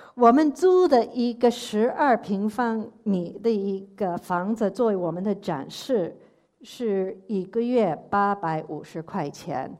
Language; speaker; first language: Chinese; non-native, fluent; English